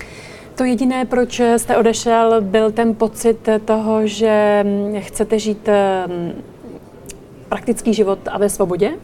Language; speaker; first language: Czech; native; Czech